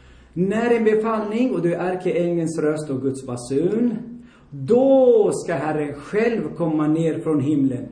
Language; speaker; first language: Swedish; non-native, fluent; Armenian